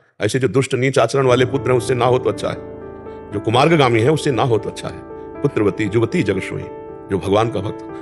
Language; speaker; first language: Hindi; native; Hindi